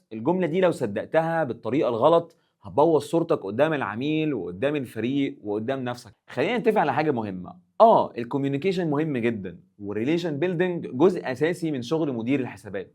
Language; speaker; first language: Arabic; native; Arabic